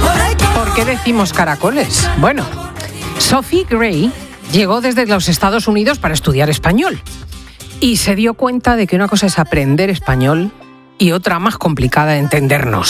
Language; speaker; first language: Spanish; native; Spanish